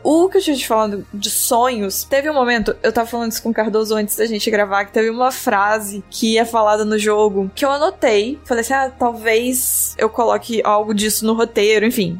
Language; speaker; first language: Portuguese; native; Portuguese